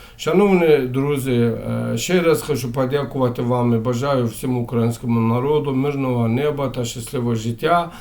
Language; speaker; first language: Ukrainian; non-native, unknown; Azerbaijani